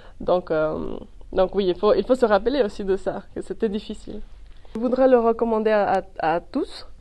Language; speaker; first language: French; non-native, fluent; Spanish